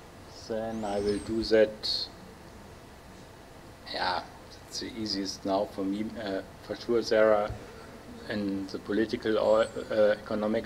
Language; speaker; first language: English; non-native, fluent; German